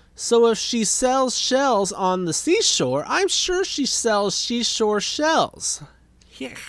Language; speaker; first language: English; native; English